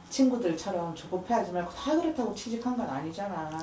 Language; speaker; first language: Korean; native; Korean